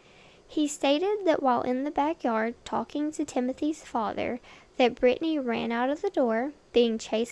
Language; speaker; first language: English; native; English